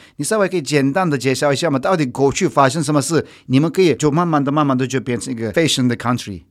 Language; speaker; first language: Chinese; non-native, fluent; Turkish